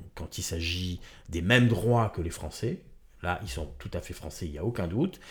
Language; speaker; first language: French; native; French